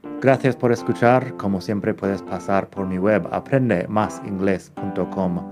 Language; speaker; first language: Spanish; non-native, fluent; English